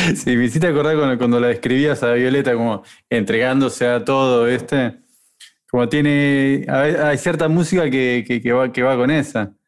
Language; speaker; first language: Spanish; native; Spanish